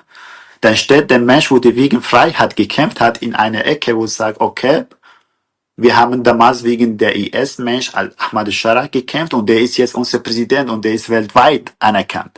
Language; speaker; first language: German; non-native, fluent; Kurdish